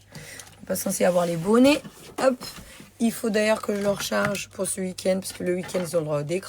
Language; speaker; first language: French; native; French